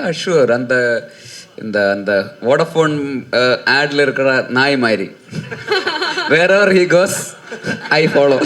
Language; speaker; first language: Tamil; non-native, learner; Malayalam